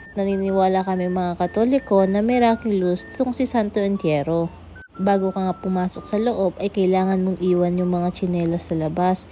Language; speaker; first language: Filipino; non-native, local second language; Masbatenyo